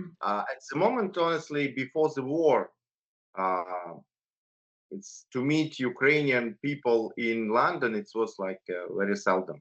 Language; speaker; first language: English; non-native, fluent; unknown